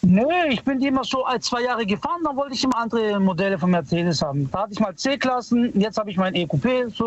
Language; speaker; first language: German; early bilingual, other home language; Italian